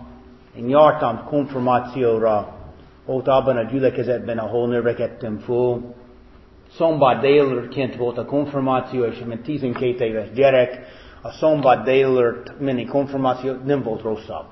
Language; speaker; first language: Hungarian; non-native, fluent; English